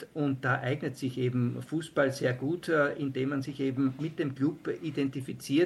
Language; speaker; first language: German; native; German